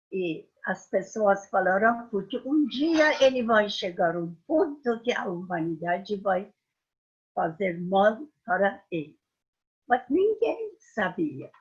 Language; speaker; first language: Portuguese; non-native, fluent; Persian